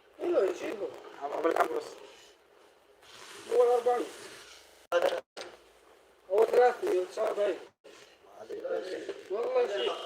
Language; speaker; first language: Arabic; non-native, learner; Malayalam